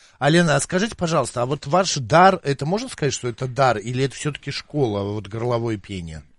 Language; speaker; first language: Russian; native; Russian